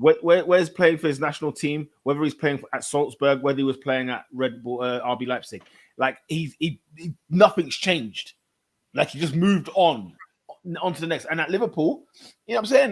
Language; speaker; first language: English; native; English